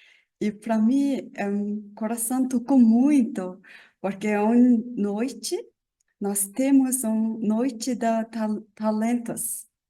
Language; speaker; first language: Portuguese; non-native, learner; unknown